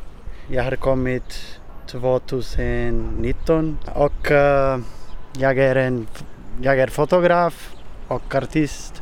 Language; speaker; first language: Swedish; non-native, learner; Portuguese